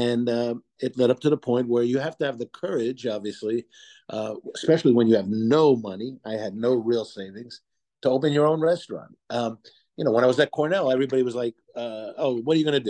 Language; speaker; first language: English; native; English